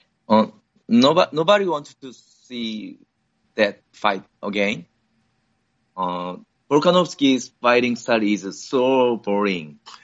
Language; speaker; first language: English; non-native, learner; Korean